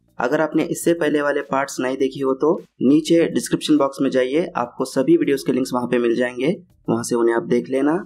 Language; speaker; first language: Hindi; non-native, local second language; Marathi